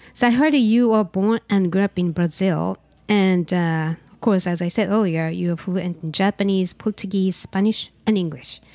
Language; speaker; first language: English; non-native, fluent; Japanese